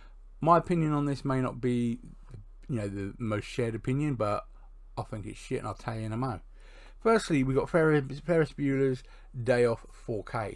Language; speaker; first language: English; native; English